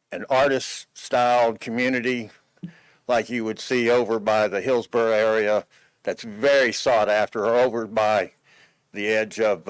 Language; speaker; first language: English; native; English